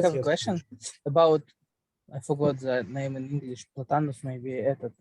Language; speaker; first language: English; non-native, learner; Russian